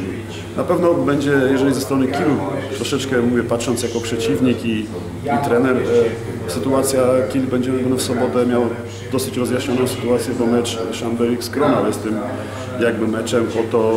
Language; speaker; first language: Polish; native; Polish